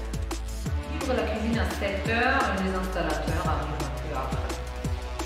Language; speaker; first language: French; non-native, fluent; German